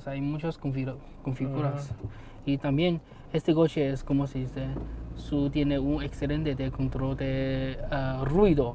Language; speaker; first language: Spanish; non-native, learner; Chinese